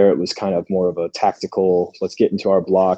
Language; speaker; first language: English; native; English